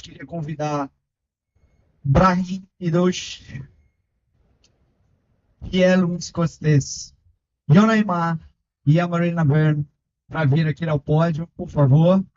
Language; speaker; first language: Portuguese; native; Portuguese